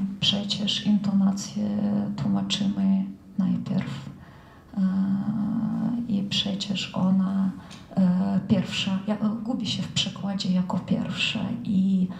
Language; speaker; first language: Polish; non-native, fluent; Russian